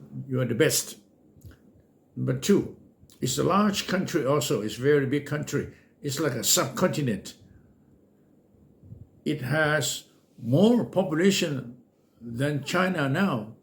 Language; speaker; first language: English; non-native, fluent; Thai